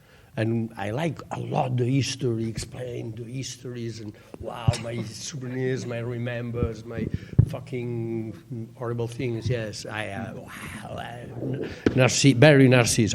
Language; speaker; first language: English; non-native, learner; Catalan